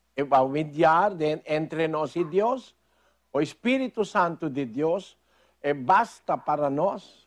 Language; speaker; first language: Portuguese; non-native, fluent; Filipino